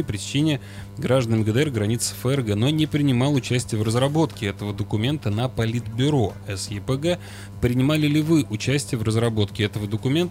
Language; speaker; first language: Russian; native; Russian